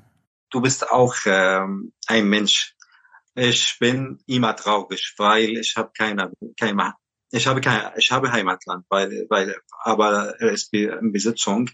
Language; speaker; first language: German; non-native, learner; Arabic